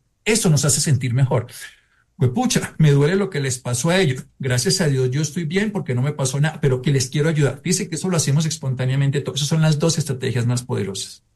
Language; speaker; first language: Spanish; native; Spanish